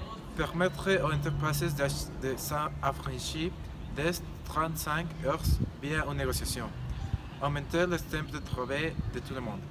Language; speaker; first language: French; non-native, learner; Spanish